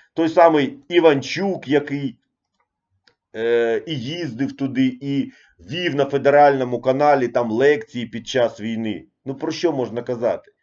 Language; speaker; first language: Ukrainian; non-native, local second language; Russian